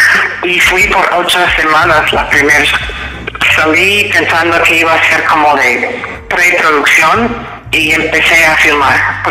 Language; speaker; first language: Spanish; non-native, fluent; English